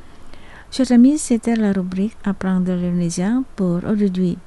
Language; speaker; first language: French; non-native, fluent; Indonesian